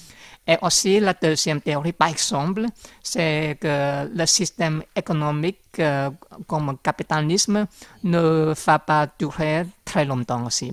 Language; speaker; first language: French; non-native, learner; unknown